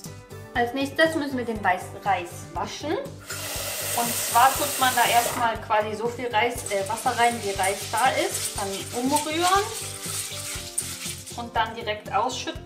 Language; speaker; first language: German; native; German